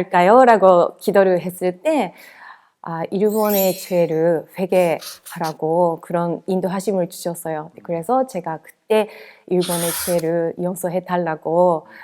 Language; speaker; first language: Korean; non-native, fluent; Japanese